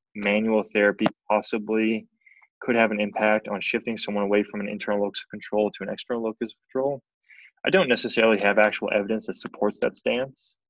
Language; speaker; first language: English; native; English